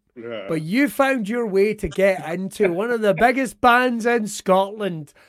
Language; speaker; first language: English; native; English